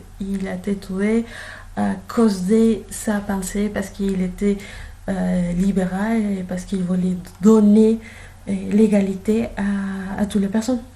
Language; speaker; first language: French; non-native, fluent; Spanish